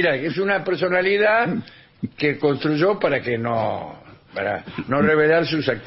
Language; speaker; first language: Spanish; native; Spanish